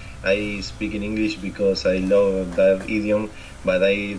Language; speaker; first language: English; non-native, learner; Spanish